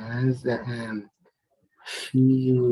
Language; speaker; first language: English; non-native, learner; Portuguese